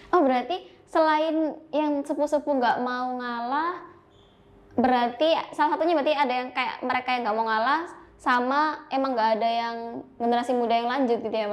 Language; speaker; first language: Indonesian; native; Indonesian